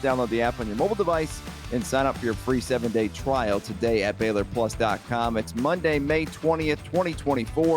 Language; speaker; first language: English; native; English